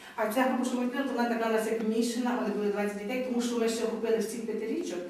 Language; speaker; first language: Ukrainian; native; Ukrainian